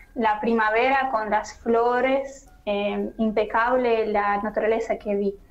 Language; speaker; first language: Spanish; non-native, learner; Russian